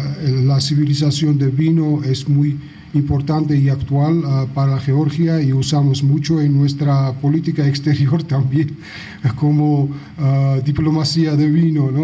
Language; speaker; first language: Spanish; non-native, fluent; Georgian